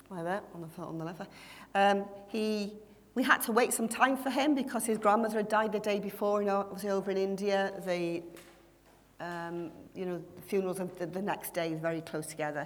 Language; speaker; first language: English; native; English